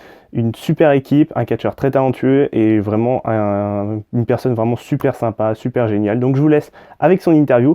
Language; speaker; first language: French; native; French